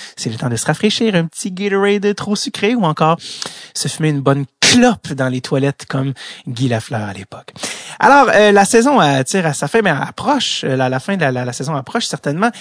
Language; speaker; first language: French; native; French